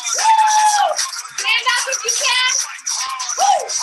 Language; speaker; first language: English; native; English